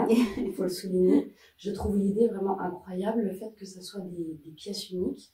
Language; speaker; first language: French; native; French